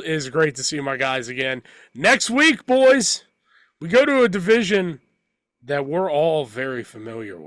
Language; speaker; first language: English; native; English